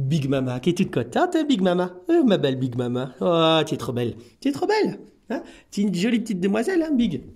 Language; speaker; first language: French; native; French